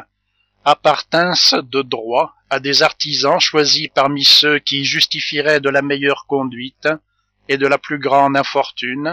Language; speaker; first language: French; native; French